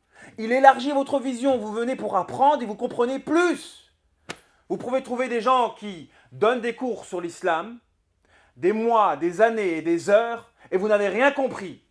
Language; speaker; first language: French; native; French